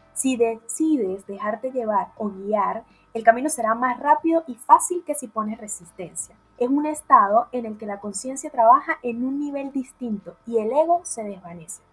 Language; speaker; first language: Spanish; native; Spanish